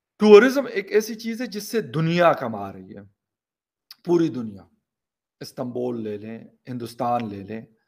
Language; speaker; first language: Hindi; native; Hindi